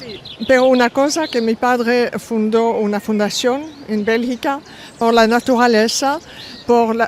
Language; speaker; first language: Spanish; non-native, fluent; French